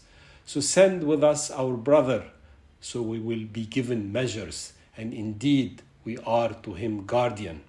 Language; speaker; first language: English; non-native, fluent; Arabic